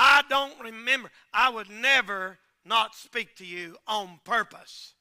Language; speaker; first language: English; native; English